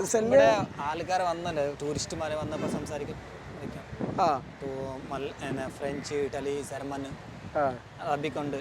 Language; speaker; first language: Malayalam; non-native, local second language; Hindi